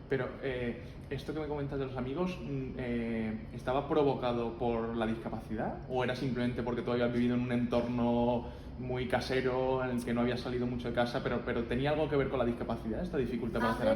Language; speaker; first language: Spanish; native; Spanish